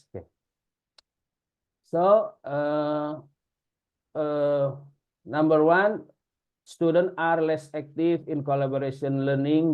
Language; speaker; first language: English; non-native, learner; Indonesian